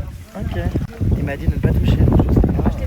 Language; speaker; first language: French; native; French